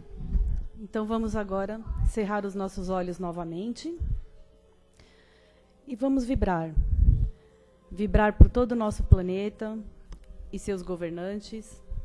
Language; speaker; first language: Portuguese; native; Portuguese